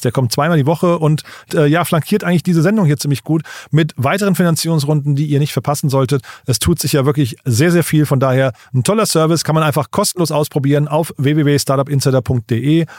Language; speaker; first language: German; native; German